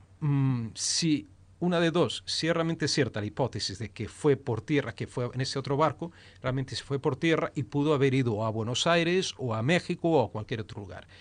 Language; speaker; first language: Spanish; early bilingual, heritage; Spanish